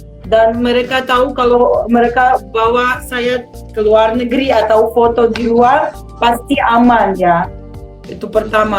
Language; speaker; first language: Indonesian; non-native, fluent; Russian